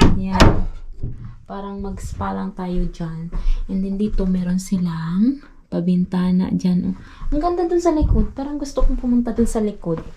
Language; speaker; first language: Filipino; non-native, local second language; Cebuano